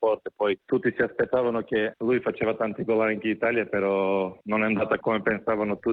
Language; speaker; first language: Italian; non-native, fluent; Macedonian